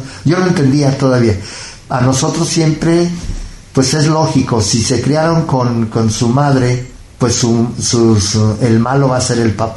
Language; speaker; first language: Spanish; native; Spanish